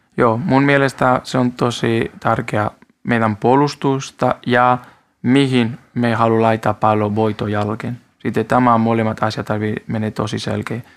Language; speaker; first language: Finnish; non-native, learner; Spanish